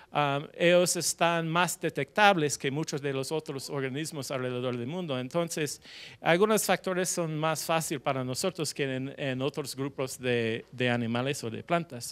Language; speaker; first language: Spanish; non-native, fluent; English